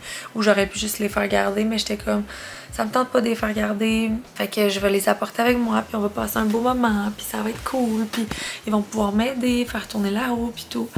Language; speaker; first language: French; native; French